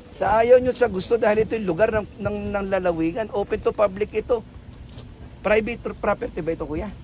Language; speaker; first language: Filipino; native; Filipino